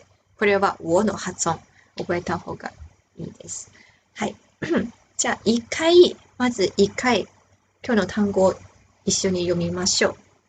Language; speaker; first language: Japanese; non-native, fluent; Chinese